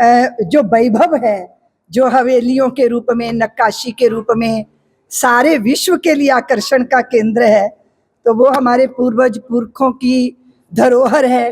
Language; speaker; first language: Hindi; native; Hindi